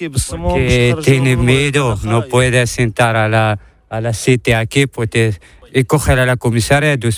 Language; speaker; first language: Spanish; non-native, learner; Arabic